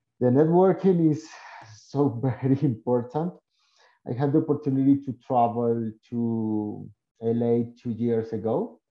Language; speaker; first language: English; non-native, learner; Spanish